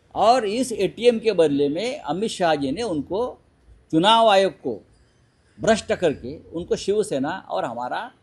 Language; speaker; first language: Hindi; non-native, local second language; Marathi